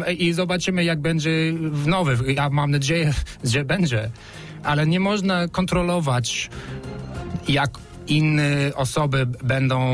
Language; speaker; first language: Polish; non-native, fluent; English